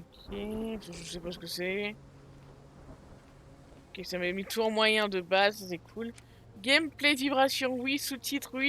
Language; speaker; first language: French; native; French